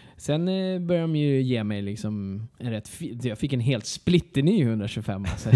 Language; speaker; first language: Swedish; early bilingual, other home language; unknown